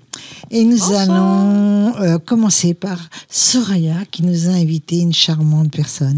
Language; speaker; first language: French; native; French